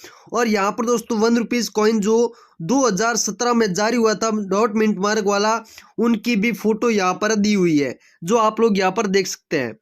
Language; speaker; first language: Hindi; native; Hindi